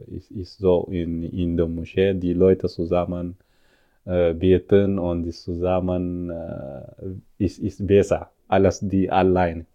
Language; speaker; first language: German; non-native, learner; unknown